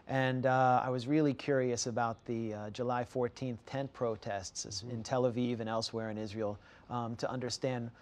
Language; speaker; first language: English; native; English